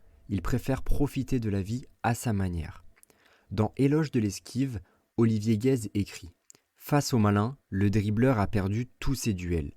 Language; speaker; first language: French; native; French